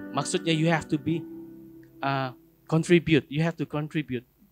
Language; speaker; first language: English; non-native, local second language; Malay